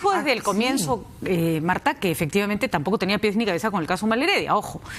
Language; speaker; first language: Spanish; native; Spanish